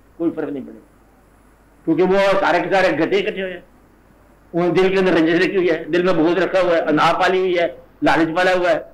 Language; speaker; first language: Urdu; non-native, local second language; Punjabi